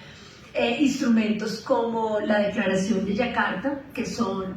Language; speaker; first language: Spanish; native; Spanish